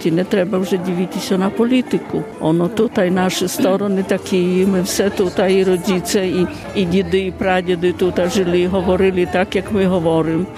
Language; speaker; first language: Polish; non-native, local second language; Belarusian